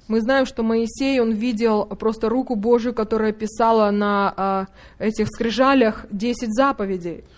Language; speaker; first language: Russian; native; Russian